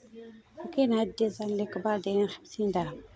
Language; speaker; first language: Arabic; native; Arabic